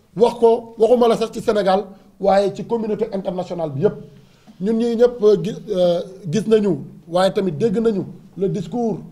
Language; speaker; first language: Wolof; native; Wolof